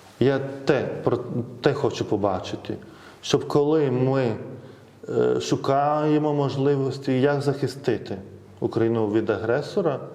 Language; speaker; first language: Ukrainian; non-native, fluent; Lithuanian